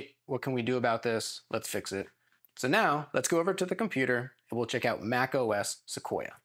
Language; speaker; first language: English; native; English